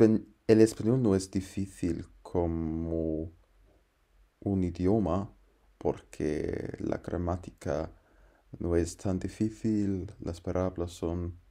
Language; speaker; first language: Spanish; non-native, learner; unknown